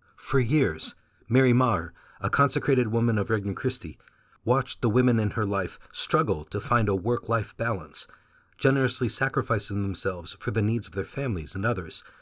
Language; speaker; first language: English; early bilingual, other home language; Vietnamese